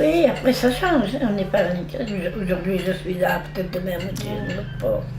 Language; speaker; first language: French; non-native, learner; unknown